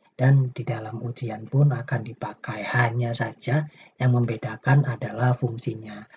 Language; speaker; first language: Indonesian; native; Indonesian